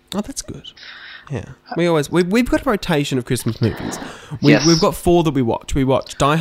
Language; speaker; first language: English; native; English